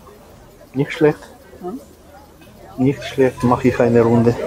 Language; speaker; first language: German; non-native, learner; Russian